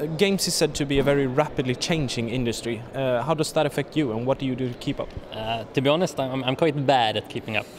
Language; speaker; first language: English; non-native, fluent; Swedish